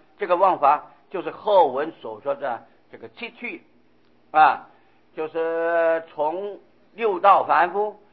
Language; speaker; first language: Chinese; non-native, local second language; Hakka Chinese